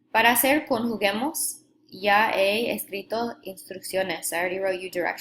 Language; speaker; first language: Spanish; non-native, fluent; English